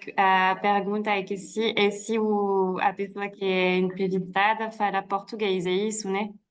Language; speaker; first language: Portuguese; non-native, fluent; French